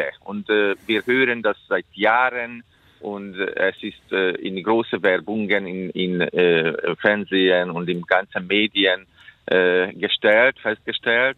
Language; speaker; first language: German; non-native, fluent; Hungarian